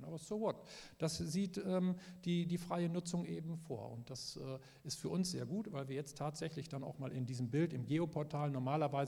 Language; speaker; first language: German; native; German